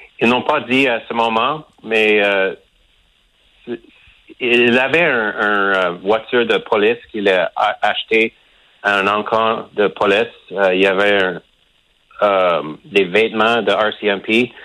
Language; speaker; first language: French; non-native, local second language; English